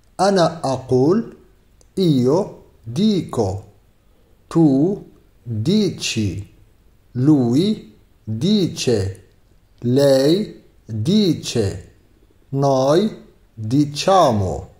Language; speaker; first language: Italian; non-native, fluent; Arabic